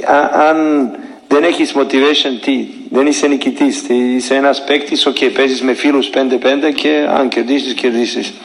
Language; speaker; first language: Greek; non-native, learner; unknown